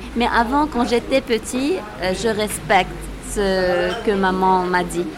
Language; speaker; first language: French; non-native, local second language; Arabic